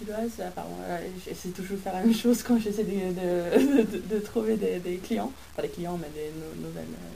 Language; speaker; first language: French; non-native, fluent; Swedish